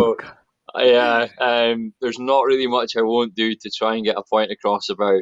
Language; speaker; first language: English; native; English